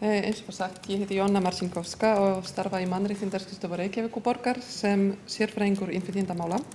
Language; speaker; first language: Icelandic; non-native, fluent; Polish